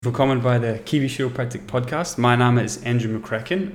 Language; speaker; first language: German; non-native, learner; English